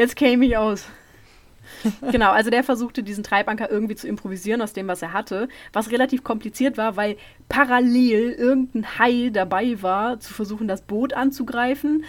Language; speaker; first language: German; native; German